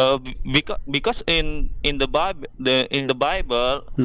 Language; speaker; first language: English; non-native, learner; Indonesian